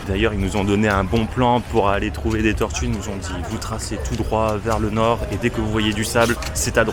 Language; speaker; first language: French; native; French